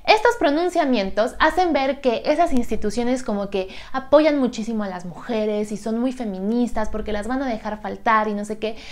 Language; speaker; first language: Spanish; native; Spanish